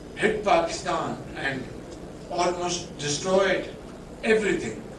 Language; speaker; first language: English; non-native, local second language; Urdu